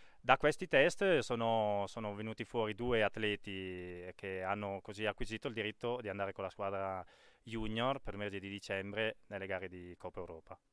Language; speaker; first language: Italian; native; Italian